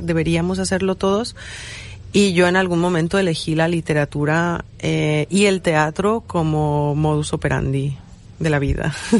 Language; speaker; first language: Spanish; native; Spanish